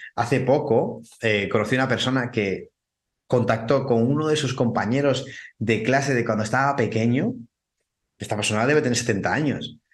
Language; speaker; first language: Spanish; native; Spanish